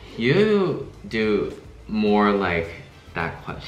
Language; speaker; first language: English; early bilingual, other home language; Chinese